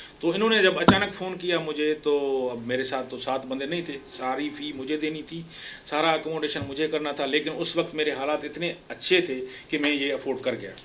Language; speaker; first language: Urdu; non-native, local second language; Sindhi